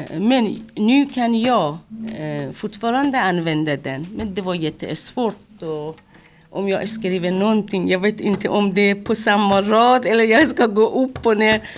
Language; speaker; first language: Swedish; non-native, fluent; Persian